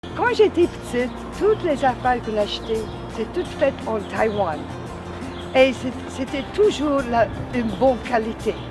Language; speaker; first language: French; non-native, local second language; English